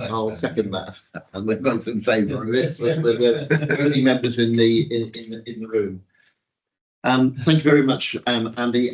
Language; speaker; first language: English; native; English